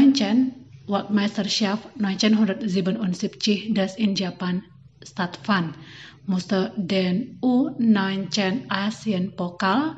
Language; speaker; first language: German; non-native, fluent; Indonesian